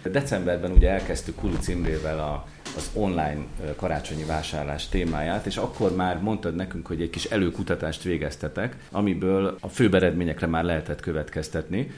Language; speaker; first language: Hungarian; native; Hungarian